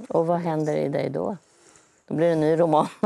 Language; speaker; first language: Swedish; native; Swedish